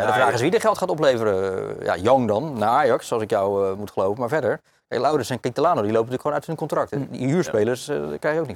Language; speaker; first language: Dutch; native; Dutch